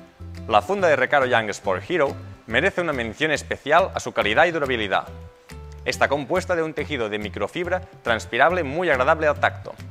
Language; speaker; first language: Spanish; native; Spanish